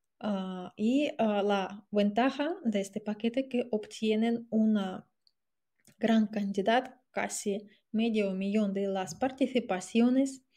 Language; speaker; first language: Spanish; non-native, fluent; Russian